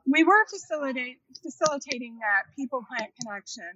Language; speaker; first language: English; native; English